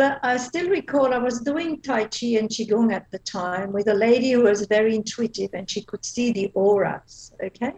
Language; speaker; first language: English; non-native, fluent; Dutch